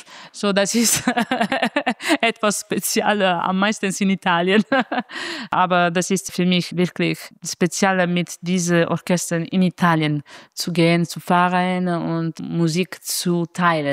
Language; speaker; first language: German; non-native, fluent; Italian